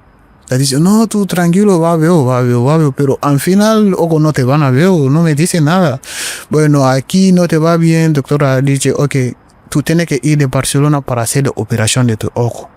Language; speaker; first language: Spanish; non-native, learner; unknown